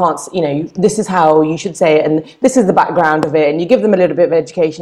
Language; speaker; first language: English; native; English